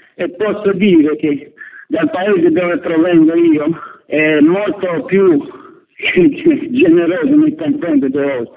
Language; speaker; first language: Italian; non-native, fluent; Albanian